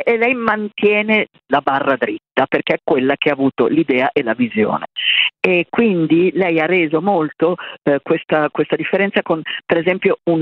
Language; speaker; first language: Italian; native; Italian